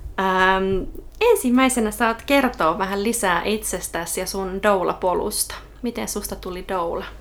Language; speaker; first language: Finnish; native; Finnish